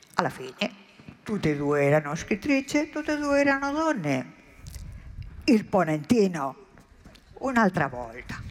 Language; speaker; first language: Italian; non-native, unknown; Spanish